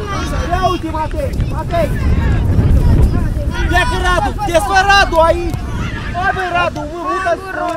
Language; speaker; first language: Romanian; native; Romanian